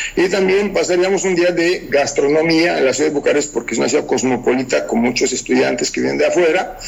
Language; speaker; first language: Spanish; non-native, fluent; Romanian